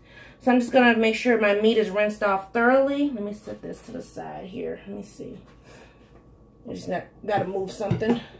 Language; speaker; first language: English; native; English